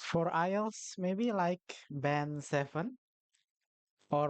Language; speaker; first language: English; non-native, learner; Indonesian